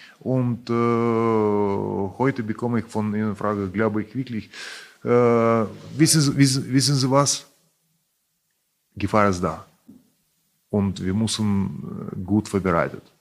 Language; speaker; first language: German; non-native, learner; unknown